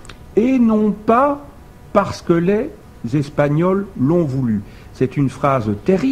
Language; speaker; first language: French; native; French